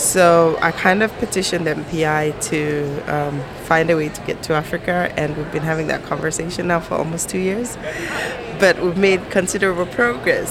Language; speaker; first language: English; non-native, local second language; Bemba